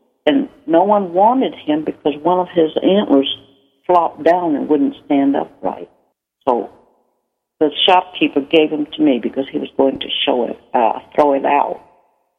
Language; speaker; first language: English; native; English